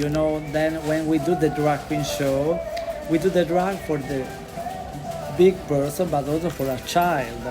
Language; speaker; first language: English; non-native, learner; Italian